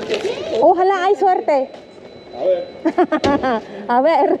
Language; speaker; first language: Spanish; non-native, learner; Filipino